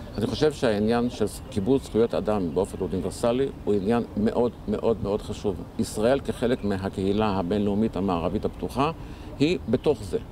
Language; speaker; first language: Hebrew; early bilingual, other home language; Arabic